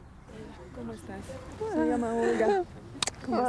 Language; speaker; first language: Spanish; non-native, learner; Dutch